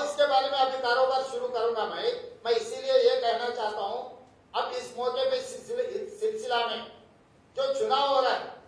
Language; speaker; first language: Hindi; non-native, local second language; Telugu